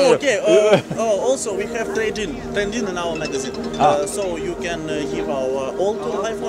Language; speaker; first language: English; non-native, learner; Russian